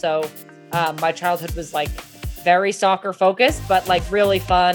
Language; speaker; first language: English; native; English